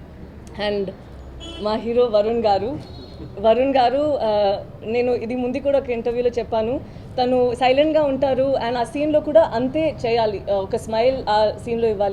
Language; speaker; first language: Telugu; non-native, local second language; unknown